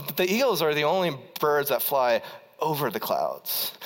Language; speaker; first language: English; native; English